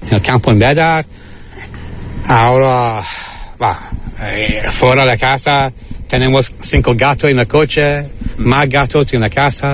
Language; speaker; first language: Spanish; non-native, learner; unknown